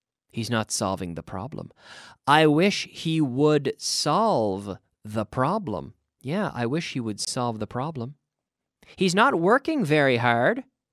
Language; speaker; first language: English; native; English